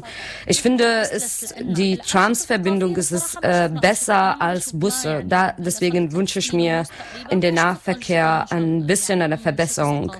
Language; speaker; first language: German; non-native, learner; Arabic